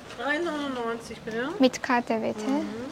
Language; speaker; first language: German; non-native, fluent; Japanese